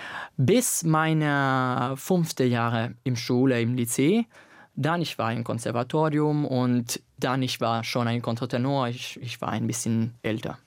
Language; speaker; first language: German; non-native, fluent; Italian